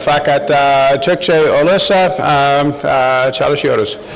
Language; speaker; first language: Turkish; non-native, learner; English